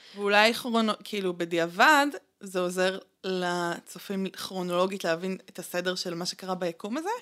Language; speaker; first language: Hebrew; early bilingual, other home language; Russian